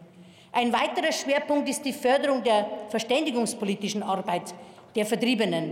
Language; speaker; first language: German; native; German